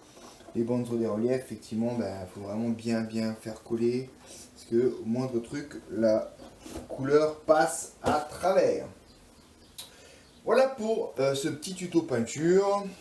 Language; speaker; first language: French; native; French